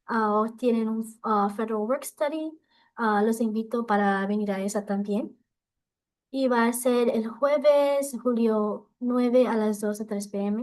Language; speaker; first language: Spanish; non-native, local second language; English